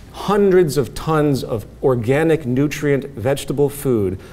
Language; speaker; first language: English; native; English